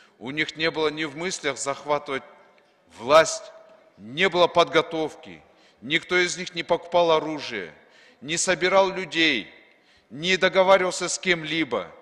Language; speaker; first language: Russian; non-native, local second language; Kyrgyz